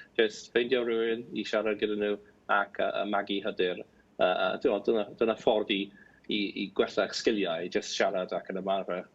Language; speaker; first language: Welsh; non-native, local second language; English